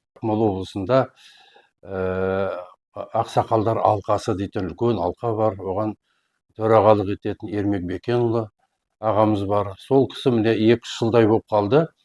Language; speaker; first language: Kazakh; native; Kazakh